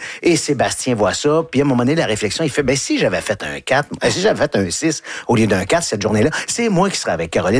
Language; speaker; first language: French; native; French